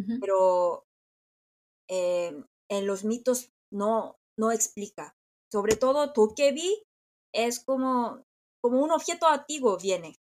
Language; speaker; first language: Spanish; non-native, fluent; Korean